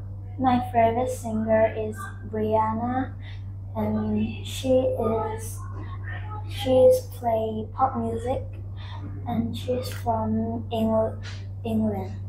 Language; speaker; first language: English; non-native, learner; Vietnamese